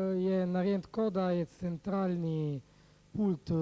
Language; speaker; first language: Slovenian; non-native, learner; Italian